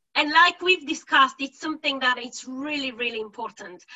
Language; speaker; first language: English; non-native, fluent; Bulgarian